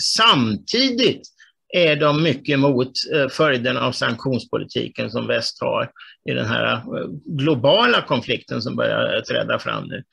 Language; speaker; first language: Swedish; native; Swedish